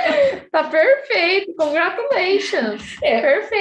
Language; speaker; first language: Portuguese; native; Portuguese